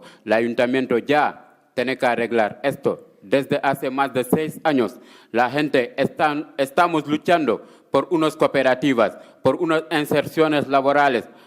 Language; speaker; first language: Spanish; non-native, fluent; Wolof